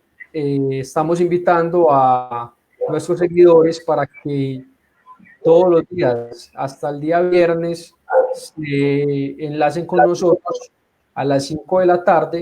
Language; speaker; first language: Spanish; native; Spanish